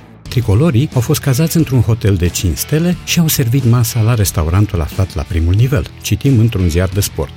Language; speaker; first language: Romanian; native; Romanian